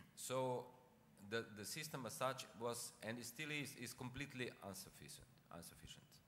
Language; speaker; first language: English; non-native, fluent; Slovenian